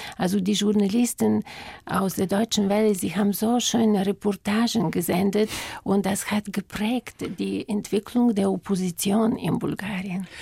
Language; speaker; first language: German; non-native, fluent; Bulgarian